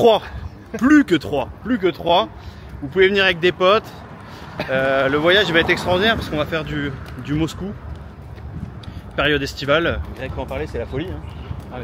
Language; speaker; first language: French; native; French